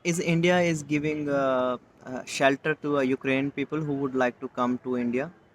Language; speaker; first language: English; non-native, local second language; Hindi